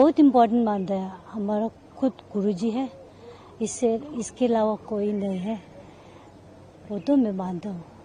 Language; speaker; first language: Hindi; non-native, local second language; Tibetan